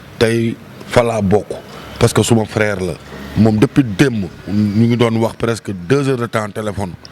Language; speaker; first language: Wolof; native; Wolof